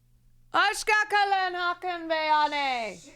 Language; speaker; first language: Turkish; non-native, learner; English